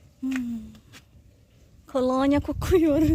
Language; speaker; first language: Turkish; non-native, learner; Indonesian